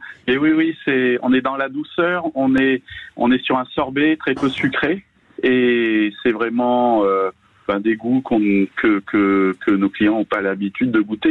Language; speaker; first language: French; native; French